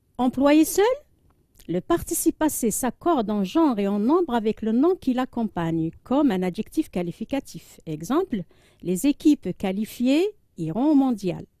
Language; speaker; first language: French; non-native, local second language; Arabic